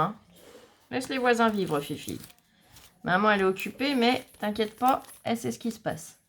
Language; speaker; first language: French; native; French